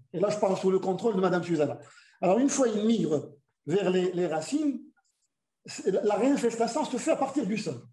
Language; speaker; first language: French; non-native, local second language; Arabic